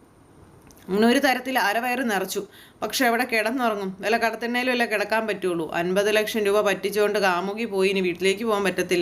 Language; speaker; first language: Malayalam; native; Malayalam